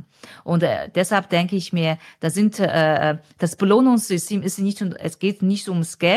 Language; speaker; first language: German; non-native, fluent; Chinese